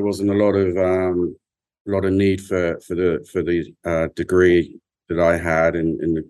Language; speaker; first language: English; native; English